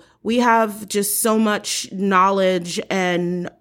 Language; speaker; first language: English; early bilingual, other home language; Haitian Creole